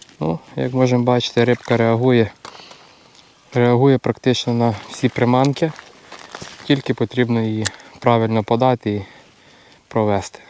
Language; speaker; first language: Ukrainian; native; Ukrainian